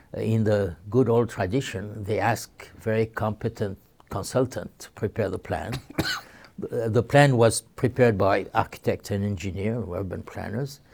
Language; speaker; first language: English; non-native, fluent; French